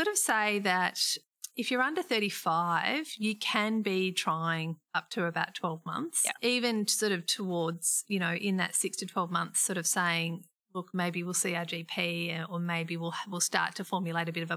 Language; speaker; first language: English; native; English